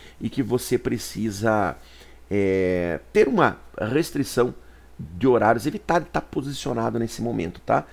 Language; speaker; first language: Portuguese; native; Portuguese